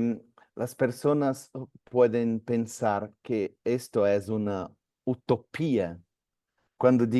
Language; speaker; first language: Spanish; non-native, learner; Portuguese